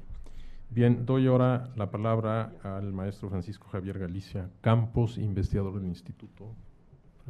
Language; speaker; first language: Spanish; native; Spanish